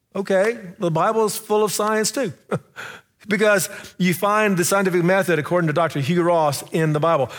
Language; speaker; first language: English; native; English